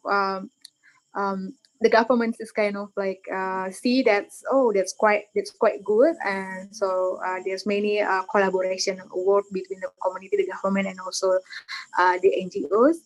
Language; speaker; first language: English; non-native, learner; Indonesian